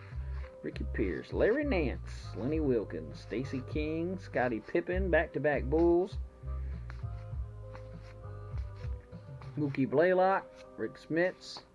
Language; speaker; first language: English; native; English